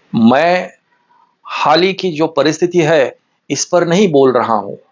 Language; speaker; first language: Hindi; non-native, local second language; Marathi